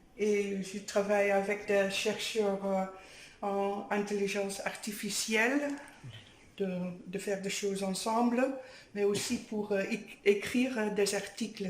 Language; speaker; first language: French; non-native, fluent; Dutch